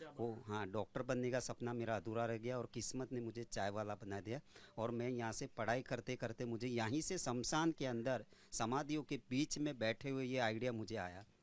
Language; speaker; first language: Hindi; non-native, local second language; Gujarati